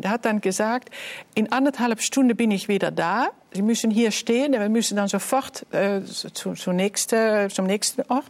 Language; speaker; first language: German; non-native, fluent; Dutch